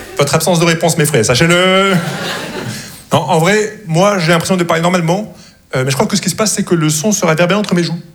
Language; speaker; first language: French; non-native, local second language; Arabic